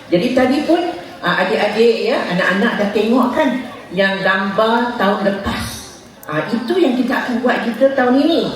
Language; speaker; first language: Malay; native; Malay